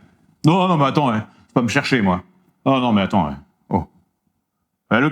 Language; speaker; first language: French; native; French